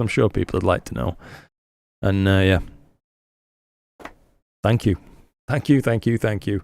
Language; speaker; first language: English; native; English